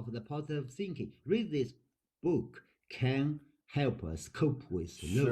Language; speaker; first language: English; non-native, learner; Chinese